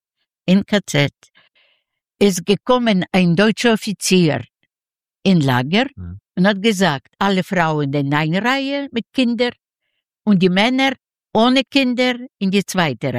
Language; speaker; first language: German; non-native, local second language; Ukrainian